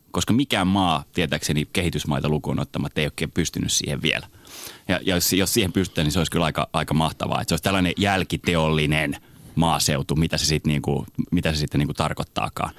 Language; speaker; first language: Finnish; native; Finnish